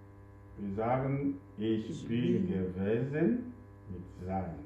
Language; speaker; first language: German; non-native, fluent; French